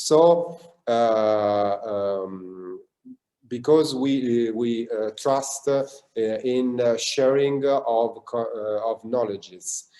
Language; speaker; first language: English; non-native, learner; Italian